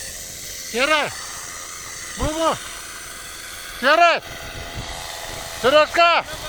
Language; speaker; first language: Russian; non-native, local second language; Yakut